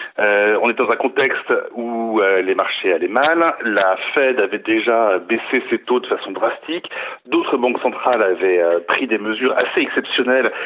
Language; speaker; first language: French; native; French